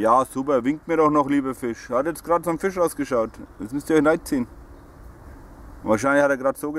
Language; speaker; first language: German; native; German